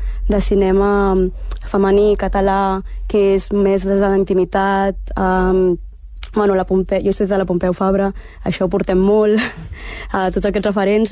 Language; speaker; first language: Catalan; early bilingual, heritage; Catalan